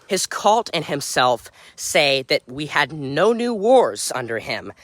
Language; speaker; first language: English; native; English